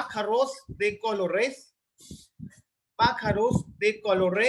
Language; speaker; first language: Spanish; non-native, learner; Hindi